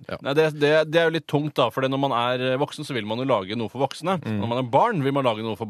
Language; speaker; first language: Norwegian; native; Norwegian